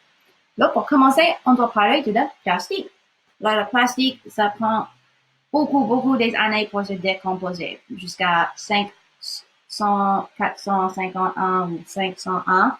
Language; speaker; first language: French; non-native, local second language; English